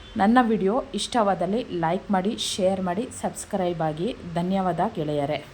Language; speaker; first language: Kannada; native; Kannada